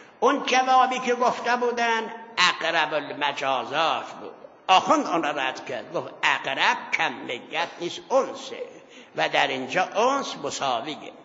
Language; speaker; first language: Persian; non-native, local second language; Azerbaijani